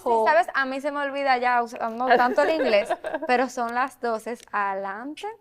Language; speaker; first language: Spanish; native; Spanish